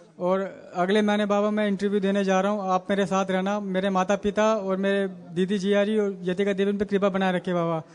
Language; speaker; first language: Hindi; native; Hindi